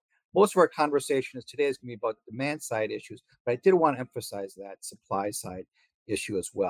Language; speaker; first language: English; native; English